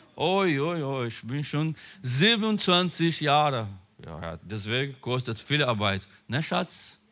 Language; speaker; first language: German; non-native, learner; Portuguese